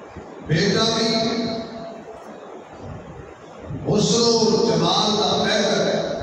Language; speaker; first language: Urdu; non-native, local second language; Punjabi